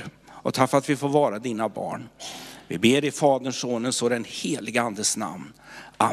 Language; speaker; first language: Swedish; native; Swedish